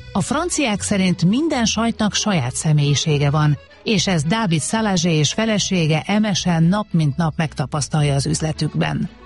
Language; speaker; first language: Hungarian; native; Hungarian